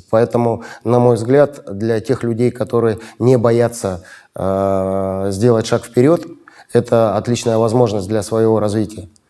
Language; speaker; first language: Russian; native; Russian